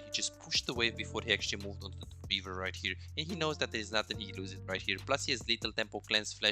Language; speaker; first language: English; non-native, fluent; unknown